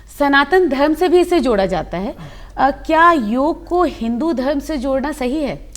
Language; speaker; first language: Hindi; native; Hindi